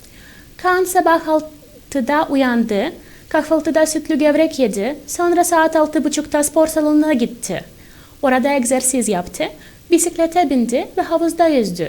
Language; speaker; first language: Turkish; non-native, fluent; Russian